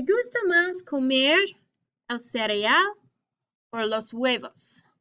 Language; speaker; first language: Spanish; non-native, fluent; English